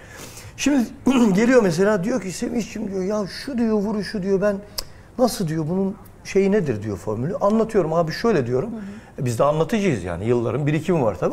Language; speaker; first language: Turkish; native; Turkish